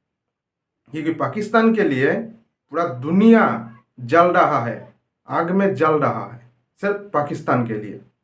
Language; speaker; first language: Hindi; non-native, local second language; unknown